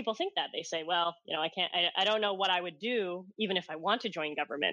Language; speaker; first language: English; non-native, local second language; Cantonese